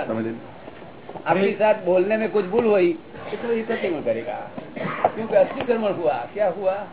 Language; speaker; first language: Hindi; non-native, local second language; Gujarati